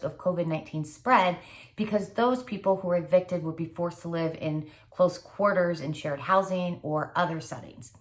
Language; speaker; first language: English; native; English